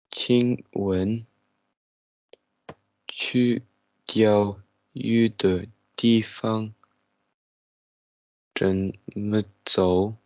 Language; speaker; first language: Chinese; non-native, learner; Tibetan